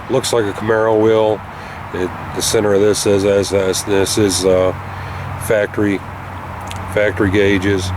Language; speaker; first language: English; native; English